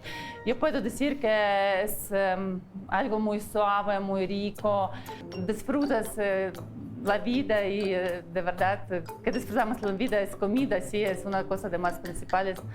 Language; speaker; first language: Spanish; non-native, learner; Ukrainian